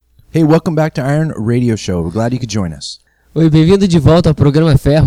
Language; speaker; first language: Portuguese; non-native, learner; English